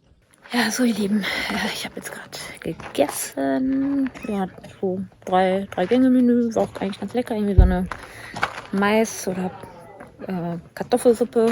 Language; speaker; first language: German; native; German